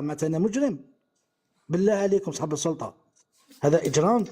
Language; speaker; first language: Arabic; native; Arabic